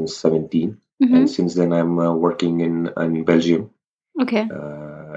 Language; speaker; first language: English; non-native, local second language; Rajasthani